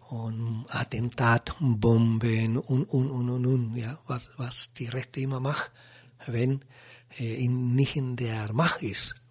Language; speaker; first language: German; non-native, learner; Spanish